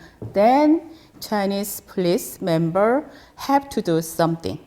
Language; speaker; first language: English; non-native, fluent; Korean